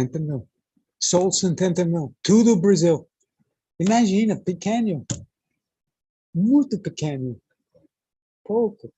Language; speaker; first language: Portuguese; non-native, learner; English